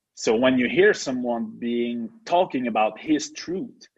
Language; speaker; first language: English; non-native, fluent; French